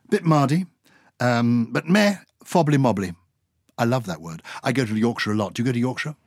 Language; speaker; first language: English; native; English